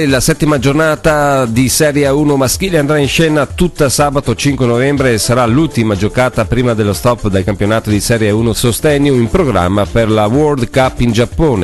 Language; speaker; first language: Italian; native; Italian